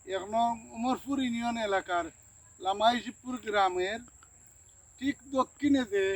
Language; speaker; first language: Bangla; non-native, local second language; Sylheti